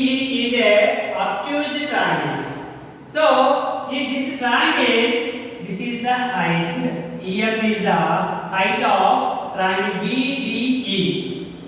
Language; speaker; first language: English; non-native, local second language; Telugu